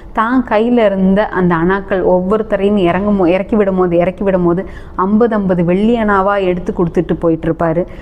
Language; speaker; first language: Tamil; native; Tamil